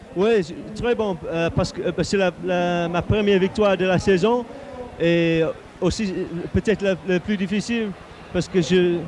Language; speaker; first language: French; non-native, fluent; English